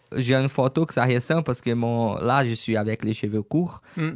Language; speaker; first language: French; non-native, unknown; Portuguese